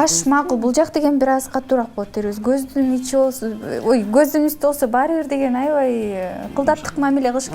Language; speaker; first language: Kyrgyz; native; Kyrgyz